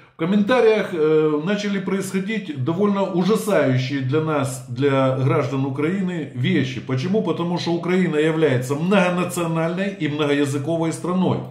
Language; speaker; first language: Russian; native; Russian